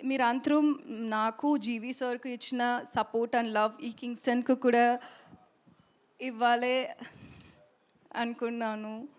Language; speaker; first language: Telugu; non-native, learner; Tamil